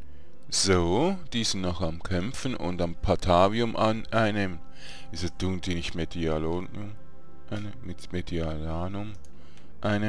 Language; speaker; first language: German; native; German